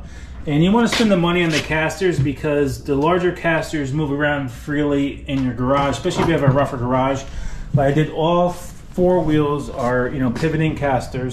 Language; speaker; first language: English; native; English